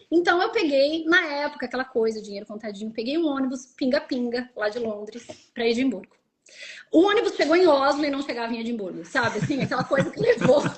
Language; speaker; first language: Portuguese; native; Portuguese